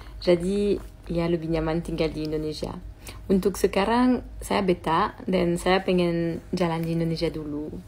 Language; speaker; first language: Indonesian; non-native, fluent; French